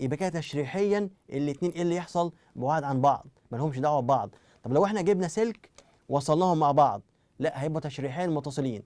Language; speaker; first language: Arabic; native; Arabic